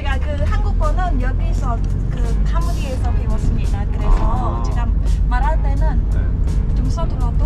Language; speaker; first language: Korean; non-native, learner; Khmer